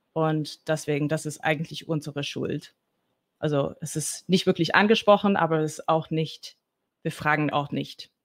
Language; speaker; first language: German; non-native, fluent; English